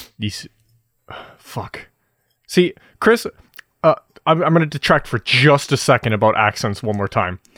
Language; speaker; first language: English; native; English